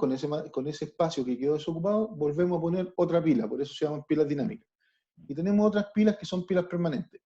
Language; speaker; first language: Spanish; native; Spanish